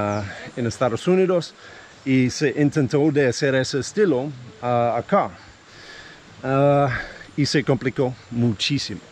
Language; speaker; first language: Spanish; non-native, fluent; English